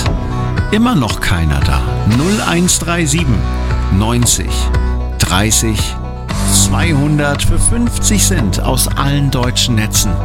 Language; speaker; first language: German; native; German